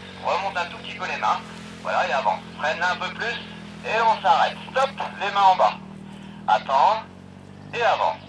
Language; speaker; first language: French; native; French